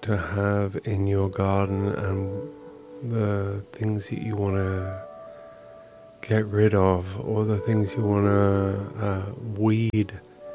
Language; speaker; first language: English; native; English